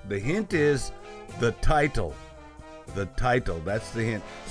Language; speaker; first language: English; native; English